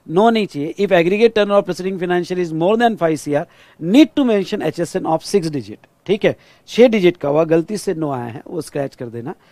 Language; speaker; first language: Hindi; non-native, local second language; Marathi